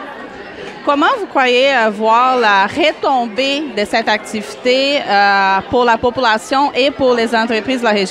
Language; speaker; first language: French; native; French